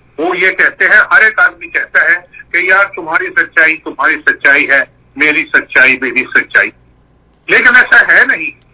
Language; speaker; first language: Urdu; non-native, local second language; Punjabi